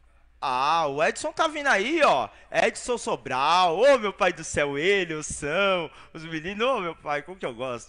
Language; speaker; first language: Portuguese; native; Portuguese